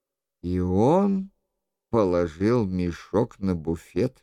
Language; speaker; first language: Russian; native; Russian